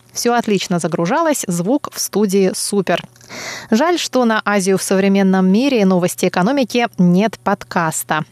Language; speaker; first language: Russian; non-native, fluent; Chinese